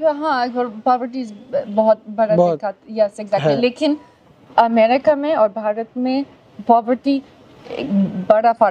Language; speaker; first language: Hindi; non-native, learner; English